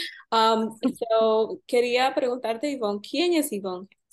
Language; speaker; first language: Spanish; early bilingual, heritage; Spanish